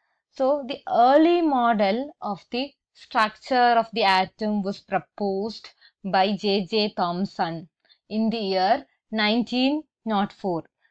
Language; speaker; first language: English; non-native, local second language; Malayalam